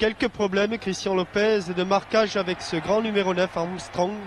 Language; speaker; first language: French; native; French